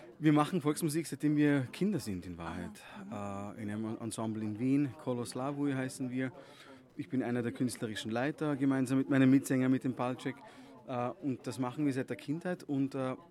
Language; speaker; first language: German; non-native, local second language; Croatian